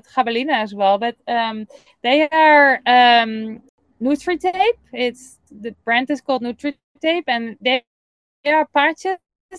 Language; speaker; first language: English; non-native, fluent; Dutch